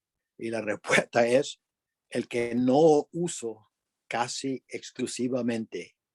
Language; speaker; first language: Spanish; early bilingual, other home language; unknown